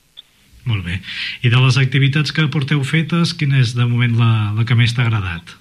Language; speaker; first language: Catalan; native; Catalan